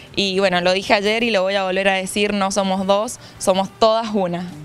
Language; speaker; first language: Spanish; native; Spanish